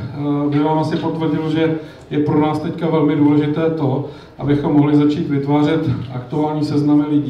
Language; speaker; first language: Czech; native; Czech